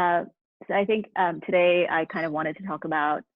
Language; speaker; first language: English; native; English